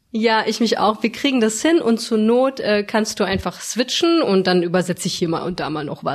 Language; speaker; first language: German; native; German